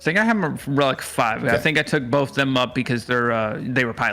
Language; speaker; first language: English; native; English